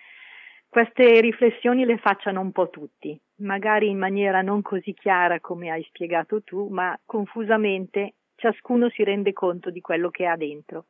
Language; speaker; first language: Italian; native; Italian